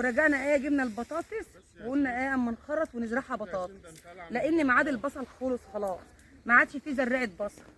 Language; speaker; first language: Arabic; native; Arabic